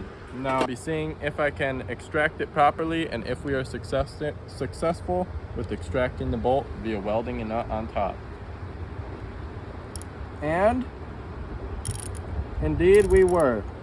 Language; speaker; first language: English; native; English